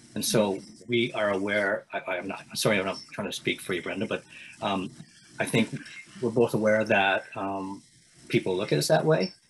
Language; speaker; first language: English; native; English